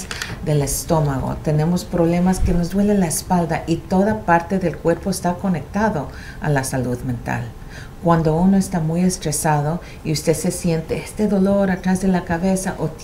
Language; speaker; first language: Spanish; early bilingual, heritage; Spanish